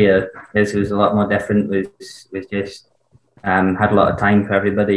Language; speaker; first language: English; native; English